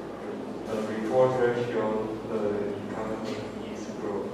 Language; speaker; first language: English; non-native, learner; Chinese